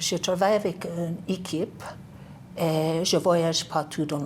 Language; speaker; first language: French; non-native, learner; English